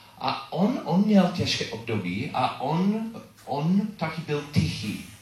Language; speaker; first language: Czech; non-native, learner; English